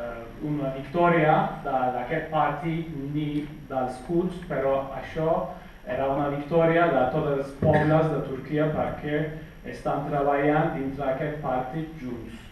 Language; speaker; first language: Catalan; non-native, fluent; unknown